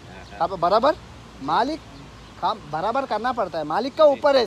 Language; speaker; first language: Hindi; non-native, local second language; Telugu